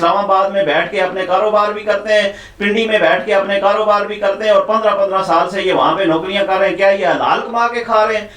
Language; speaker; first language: Urdu; non-native, local second language; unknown